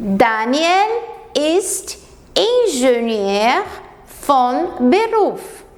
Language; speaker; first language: German; non-native, fluent; Portuguese